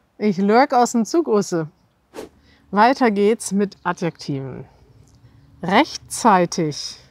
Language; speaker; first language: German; native; German